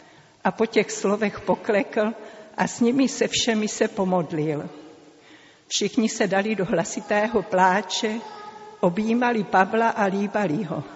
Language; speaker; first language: Czech; native; Czech